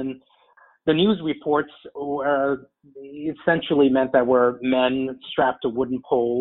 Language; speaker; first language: English; native; English